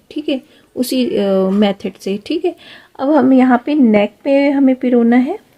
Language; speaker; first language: Hindi; native; Hindi